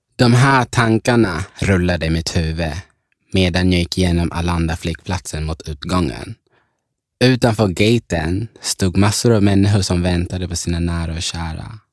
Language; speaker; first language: Swedish; early bilingual, other home language; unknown